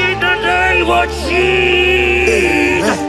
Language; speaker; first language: English; non-native, local second language; Igbo